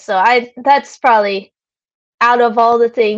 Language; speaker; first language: English; native; English